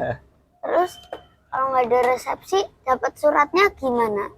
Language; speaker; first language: Indonesian; native; Indonesian